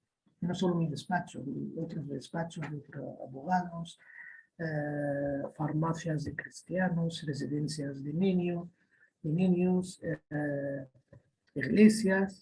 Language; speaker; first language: Spanish; non-native, fluent; Arabic